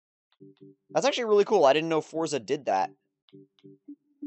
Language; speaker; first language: English; native; English